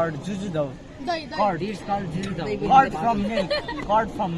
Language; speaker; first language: English; non-native, learner; Nepali